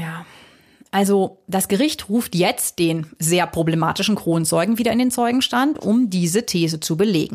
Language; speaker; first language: German; native; German